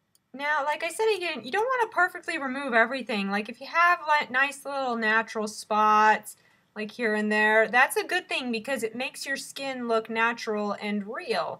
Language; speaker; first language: English; native; English